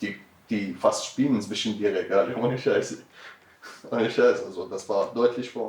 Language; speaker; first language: German; non-native, learner; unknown